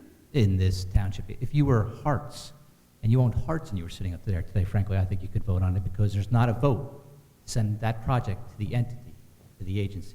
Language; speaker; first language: English; native; English